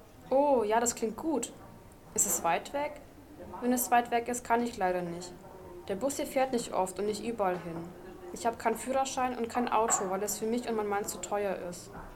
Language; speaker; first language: German; non-native, fluent; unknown